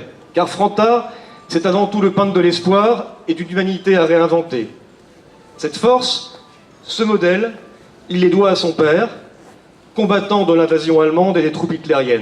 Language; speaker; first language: French; native; French